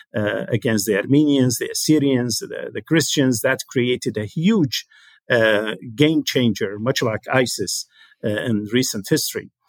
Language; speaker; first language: English; non-native, fluent; Arabic